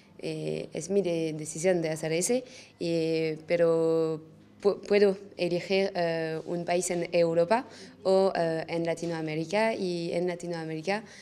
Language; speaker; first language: Spanish; non-native, learner; French